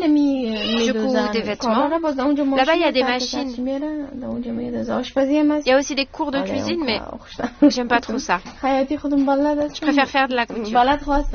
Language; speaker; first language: French; non-native, fluent; Persian